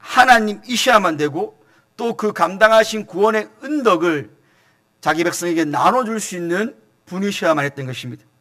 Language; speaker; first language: Korean; native; Korean